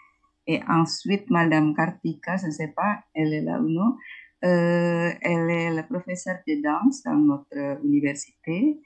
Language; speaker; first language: French; non-native, fluent; Indonesian